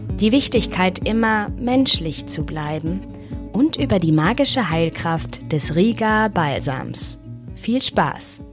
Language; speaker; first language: German; native; German